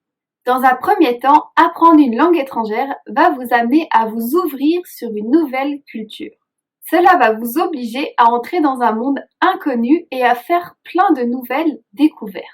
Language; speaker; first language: French; native; French